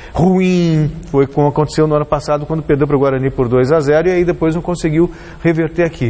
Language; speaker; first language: Portuguese; native; Portuguese